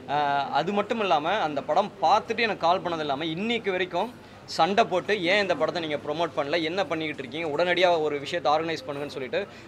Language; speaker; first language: Tamil; native; Tamil